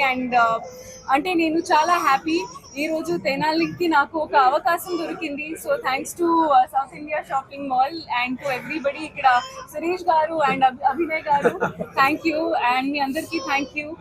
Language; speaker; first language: Telugu; non-native, learner; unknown